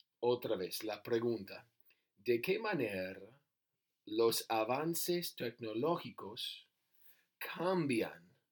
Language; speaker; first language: Spanish; non-native, learner; English